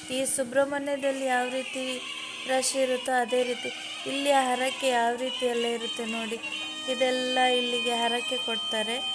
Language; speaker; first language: Kannada; non-native, local second language; Tulu